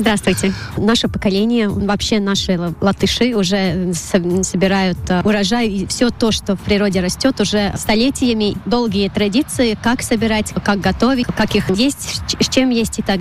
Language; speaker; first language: Russian; non-native, local second language; Latvian